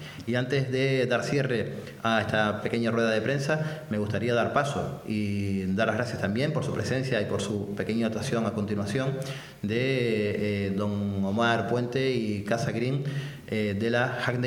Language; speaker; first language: Spanish; native; Spanish